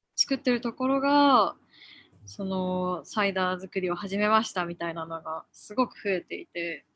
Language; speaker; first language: Japanese; native; Japanese